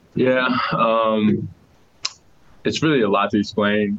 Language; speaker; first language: English; native; English